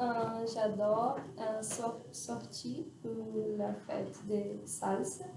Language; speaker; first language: French; non-native, learner; Portuguese